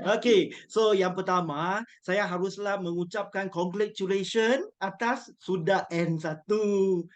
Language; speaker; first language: Malay; non-native, local second language; Chinese